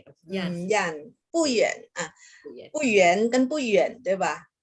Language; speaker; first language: Chinese; early bilingual, heritage; Chinese